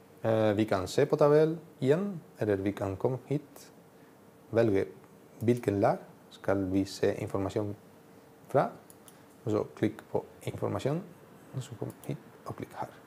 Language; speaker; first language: Norwegian; non-native, learner; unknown